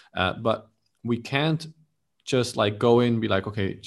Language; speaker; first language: English; non-native, fluent; German